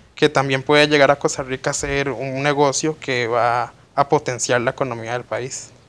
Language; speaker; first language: Spanish; native; Spanish